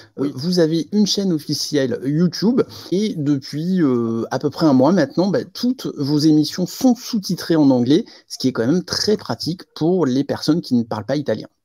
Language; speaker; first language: French; native; French